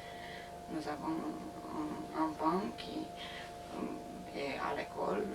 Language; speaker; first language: French; non-native, fluent; Romanian